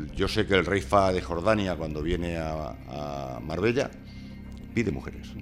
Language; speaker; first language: Spanish; native; Spanish